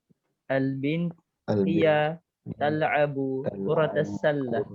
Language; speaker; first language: Arabic; non-native, learner; Indonesian